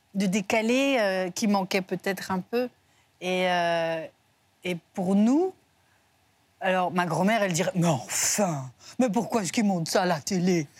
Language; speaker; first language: French; native; French